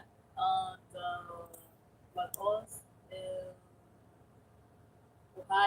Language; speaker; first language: English; non-native, learner; Spanish